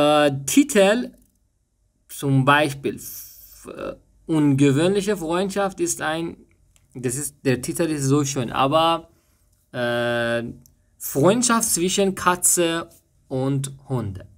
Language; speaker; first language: German; non-native, fluent; Persian